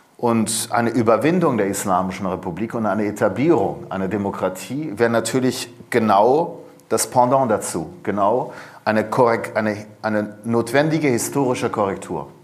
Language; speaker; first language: German; early bilingual, other home language; Persian